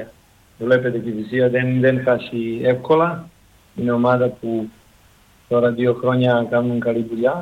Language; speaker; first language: Greek; non-native, learner; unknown